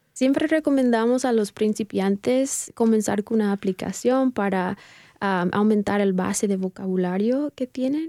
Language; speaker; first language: Spanish; non-native, fluent; English